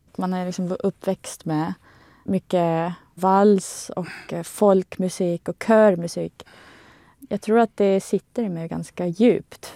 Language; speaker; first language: Swedish; non-native, fluent; Estonian